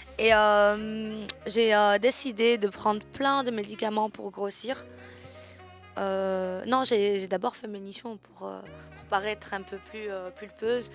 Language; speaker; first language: French; native; French